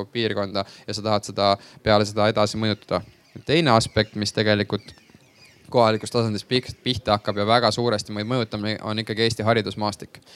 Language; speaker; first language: Estonian; native; Estonian